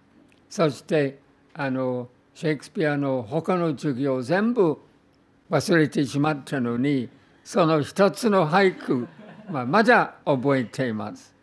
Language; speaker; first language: Japanese; non-native, fluent; English